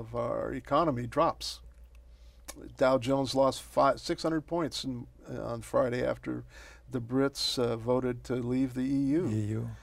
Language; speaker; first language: English; native; English